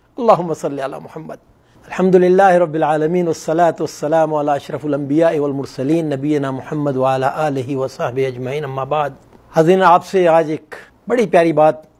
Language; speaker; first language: Urdu; non-native, local second language; Northern Hindko